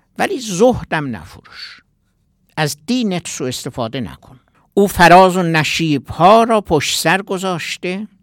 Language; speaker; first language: Persian; non-native, local second language; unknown